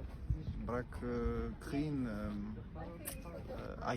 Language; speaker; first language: Kazakh; non-native, learner; French